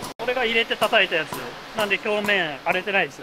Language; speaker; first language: Japanese; native; Japanese